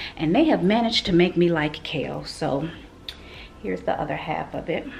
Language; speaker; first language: English; native; English